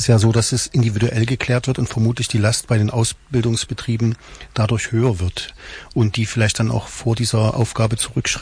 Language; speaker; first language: German; native; German